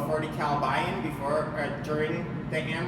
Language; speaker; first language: English; native; English